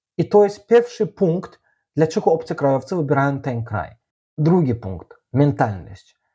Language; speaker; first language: Polish; non-native, fluent; Azerbaijani